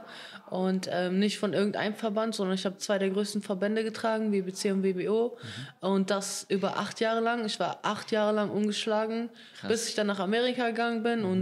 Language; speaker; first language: German; early bilingual, other home language; Russian